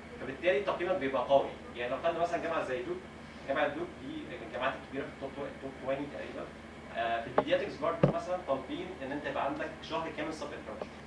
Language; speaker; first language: Arabic; native; Arabic